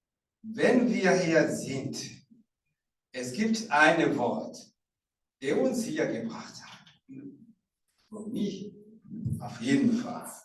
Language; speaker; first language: German; non-native, fluent; Rundi